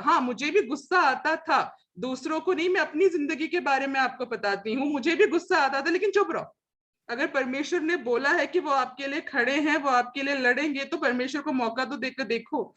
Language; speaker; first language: Hindi; non-native, local second language; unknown